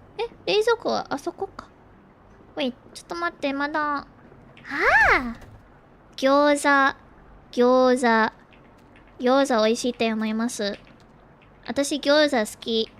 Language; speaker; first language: Japanese; non-native, learner; Filipino